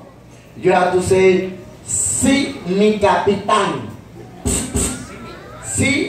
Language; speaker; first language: English; non-native, learner; Spanish